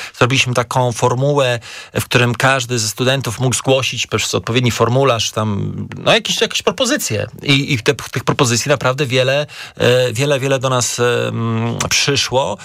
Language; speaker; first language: Polish; native; Polish